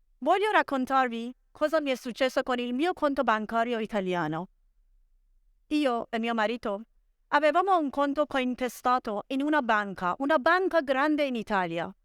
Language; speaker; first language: Italian; non-native, fluent; Persian